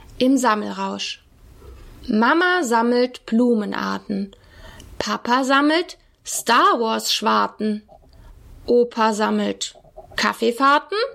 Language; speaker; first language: German; native; German